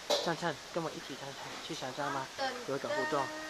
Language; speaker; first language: Chinese; non-native, learner; English